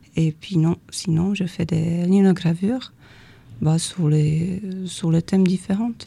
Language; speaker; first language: French; non-native, fluent; Czech